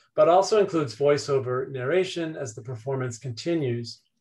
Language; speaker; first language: English; native; English